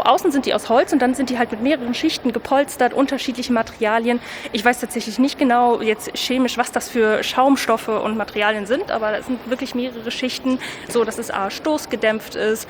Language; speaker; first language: German; native; German